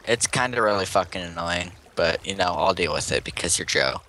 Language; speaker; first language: English; native; English